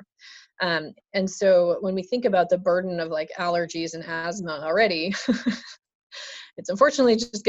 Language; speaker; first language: English; native; English